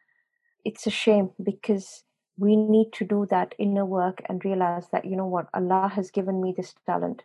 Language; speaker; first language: English; non-native, local second language; Urdu